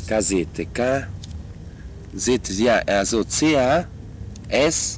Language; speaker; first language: German; non-native, learner; Italian